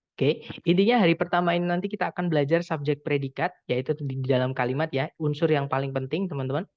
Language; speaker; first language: Indonesian; non-native, local second language; Javanese